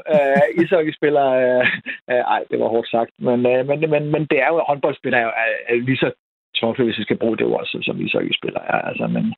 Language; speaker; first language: Danish; native; Danish